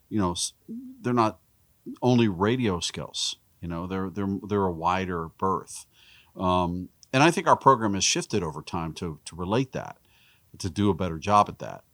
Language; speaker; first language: English; native; English